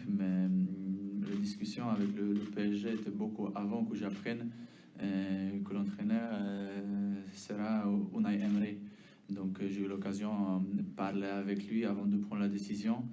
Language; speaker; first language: French; non-native, fluent; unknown